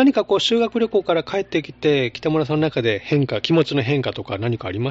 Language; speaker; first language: Japanese; native; Japanese